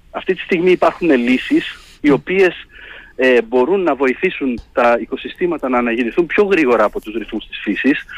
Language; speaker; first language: Greek; native; Greek